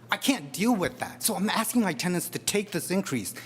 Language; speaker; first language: English; native; English